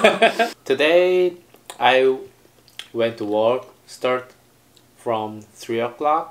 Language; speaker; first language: English; non-native, learner; Japanese